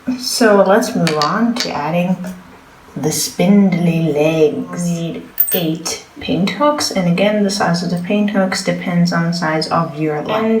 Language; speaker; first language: English; non-native, fluent; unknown